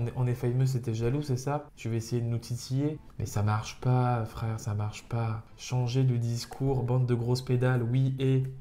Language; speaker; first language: French; native; French